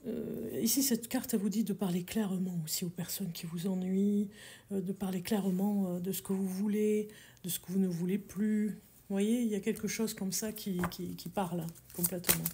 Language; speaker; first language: French; native; French